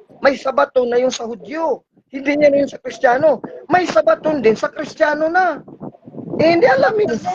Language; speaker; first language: Filipino; non-native, local second language; Cebuano